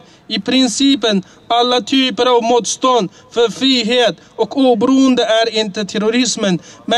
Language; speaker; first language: Swedish; non-native, fluent; Uyghur